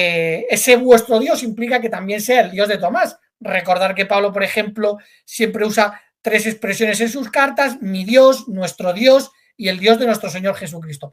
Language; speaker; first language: Spanish; native; Spanish